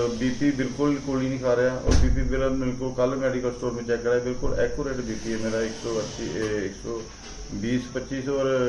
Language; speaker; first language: Hindi; non-native, local second language; Punjabi